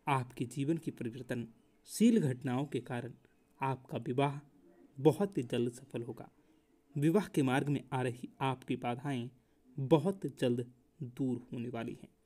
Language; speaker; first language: Hindi; native; Hindi